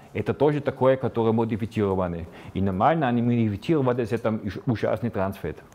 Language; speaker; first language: Russian; non-native, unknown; Slovenian